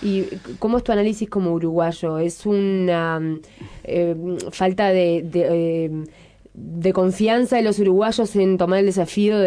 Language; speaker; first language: Spanish; native; Spanish